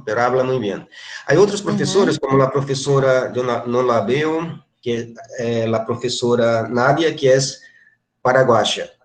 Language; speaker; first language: Spanish; non-native, fluent; Portuguese